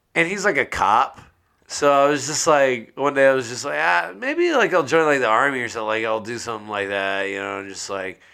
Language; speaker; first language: English; native; English